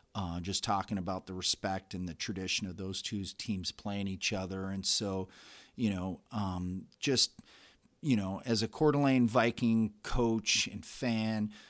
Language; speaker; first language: English; native; English